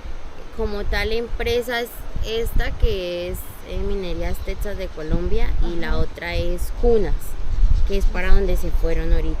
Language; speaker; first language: Spanish; native; Spanish